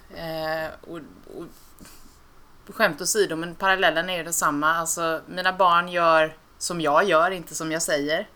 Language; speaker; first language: Swedish; native; Swedish